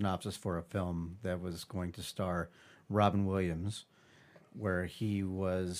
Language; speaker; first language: English; native; English